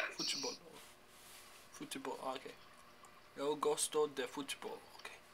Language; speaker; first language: Portuguese; non-native, learner; English